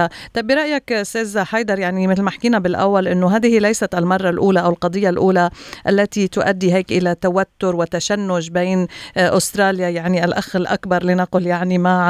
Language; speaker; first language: Arabic; native; Arabic